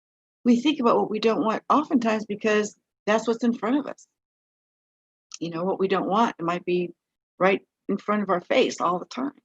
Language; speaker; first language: English; native; English